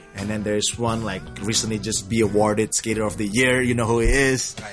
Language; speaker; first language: English; early bilingual, other home language; Indonesian